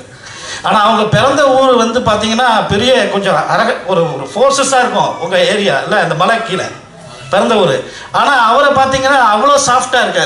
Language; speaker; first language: Tamil; native; Tamil